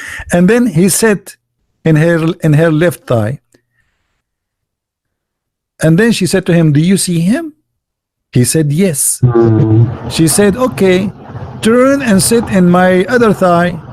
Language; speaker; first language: English; non-native, fluent; Arabic